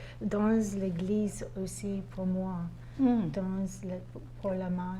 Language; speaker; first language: French; non-native, learner; English